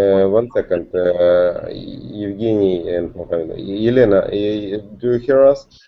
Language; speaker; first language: English; non-native, learner; Russian